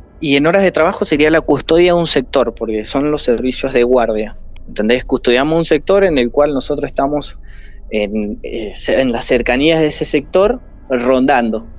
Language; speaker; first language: Spanish; native; Spanish